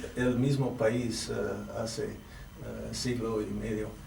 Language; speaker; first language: Spanish; non-native, fluent; English